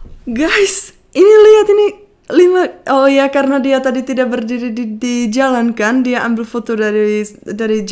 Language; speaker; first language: Indonesian; non-native, fluent; Czech